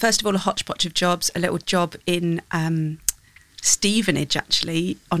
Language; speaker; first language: English; native; English